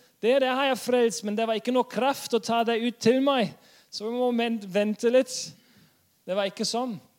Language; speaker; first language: Norwegian; non-native, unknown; German